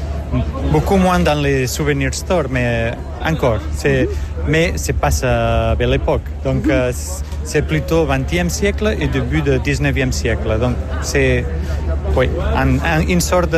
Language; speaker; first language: French; non-native, fluent; Spanish